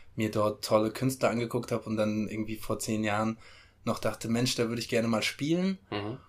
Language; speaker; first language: German; native; German